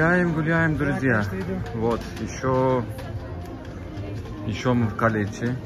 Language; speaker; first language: Russian; non-native, learner; Turkish